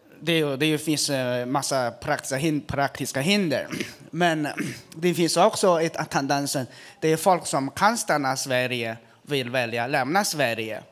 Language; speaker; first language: Swedish; non-native, fluent; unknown